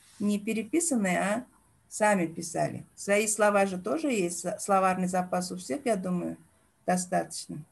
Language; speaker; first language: Russian; non-native, local second language; Uzbek